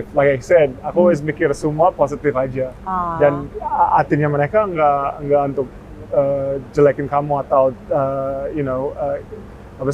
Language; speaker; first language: Indonesian; early bilingual, heritage; English